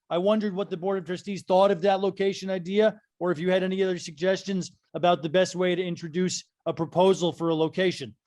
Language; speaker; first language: English; native; English